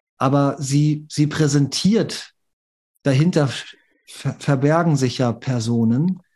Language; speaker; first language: German; native; German